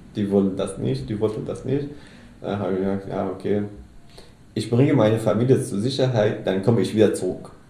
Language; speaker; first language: German; non-native, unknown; Arabic